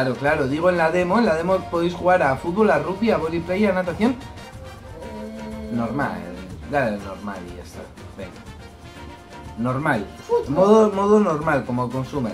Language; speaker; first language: Spanish; native; Spanish